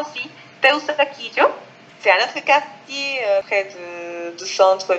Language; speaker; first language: French; non-native, fluent; Spanish